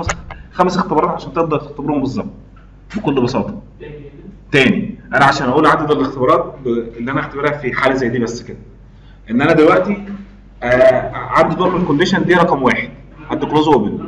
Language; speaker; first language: Arabic; native; Arabic